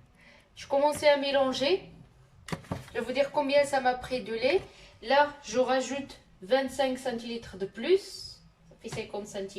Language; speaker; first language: French; non-native, local second language; Arabic